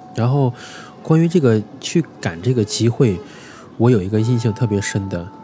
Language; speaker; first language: Chinese; native; Chinese